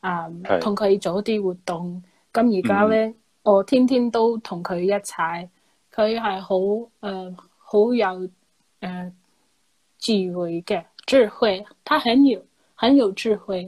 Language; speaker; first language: Chinese; non-native, fluent; English